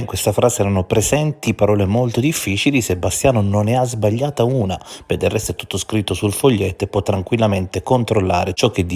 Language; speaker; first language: Italian; native; Italian